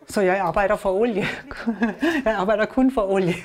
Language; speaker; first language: Danish; non-native, learner; German